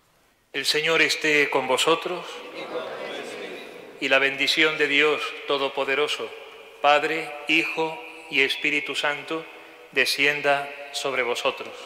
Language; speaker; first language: Spanish; native; Spanish